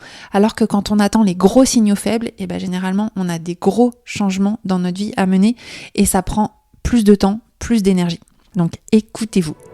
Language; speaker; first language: French; native; French